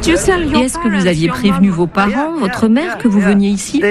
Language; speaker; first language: French; native; French